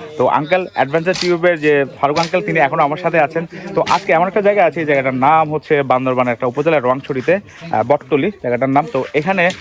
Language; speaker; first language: Bangla; non-native, local second language; Chakma